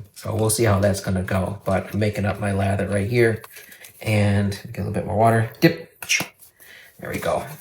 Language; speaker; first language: English; native; English